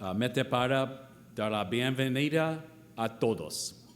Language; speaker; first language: Spanish; non-native, learner; English